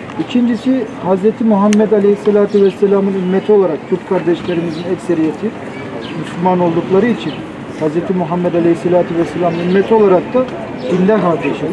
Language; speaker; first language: Turkish; native; Turkish